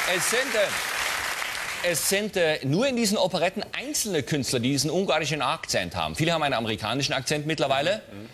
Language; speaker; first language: German; native; German